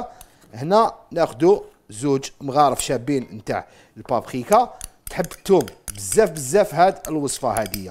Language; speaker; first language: Arabic; native; Arabic